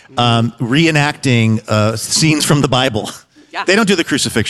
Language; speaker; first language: English; native; English